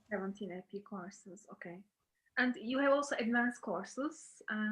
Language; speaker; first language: English; non-native, fluent; Turkish